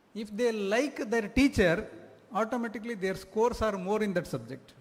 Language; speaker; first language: English; non-native, local second language; Kannada